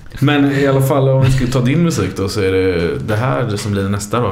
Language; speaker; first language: Swedish; native; Swedish